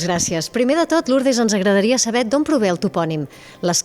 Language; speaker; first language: Catalan; native; Catalan